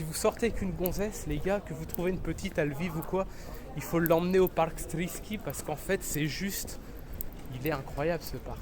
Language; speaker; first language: French; native; French